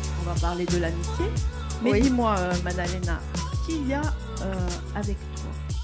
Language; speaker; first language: French; native; French